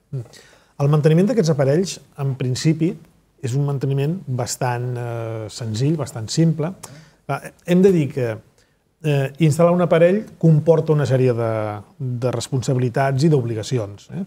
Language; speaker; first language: Catalan; native; Catalan